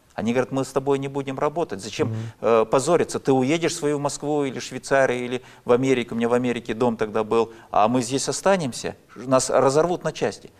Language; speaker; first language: Russian; native; Russian